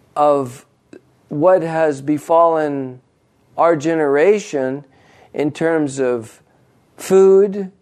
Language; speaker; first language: English; native; English